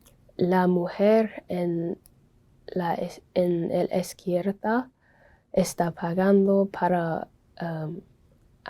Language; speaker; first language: Spanish; non-native, learner; English